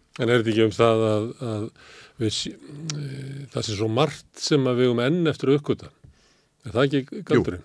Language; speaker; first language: Icelandic; native; Icelandic